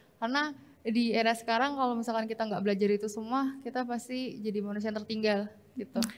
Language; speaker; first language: Indonesian; native; Indonesian